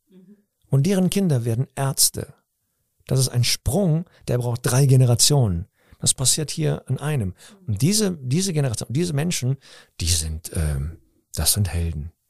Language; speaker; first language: German; early bilingual, other home language; Turkish